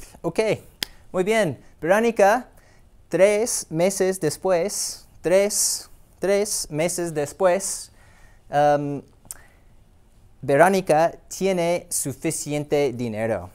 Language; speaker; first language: Spanish; non-native, fluent; English